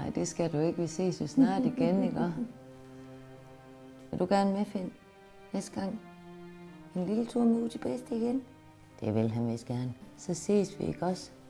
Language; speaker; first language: Danish; native; Danish